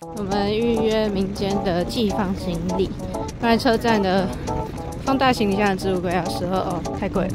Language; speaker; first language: Chinese; native; Chinese